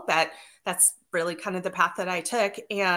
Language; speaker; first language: English; native; English